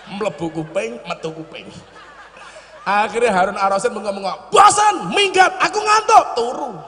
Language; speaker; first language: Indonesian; non-native, local second language; Javanese